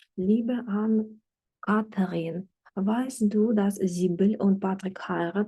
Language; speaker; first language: German; non-native, fluent; Ukrainian